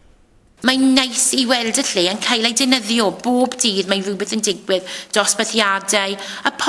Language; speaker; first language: Welsh; non-native, local second language; English